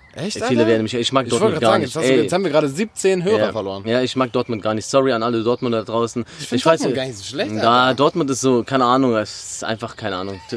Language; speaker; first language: German; non-native, fluent; Arabic